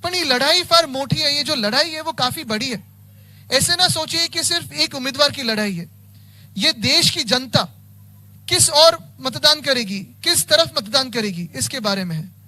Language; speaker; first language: Hindi; non-native, local second language; Marathi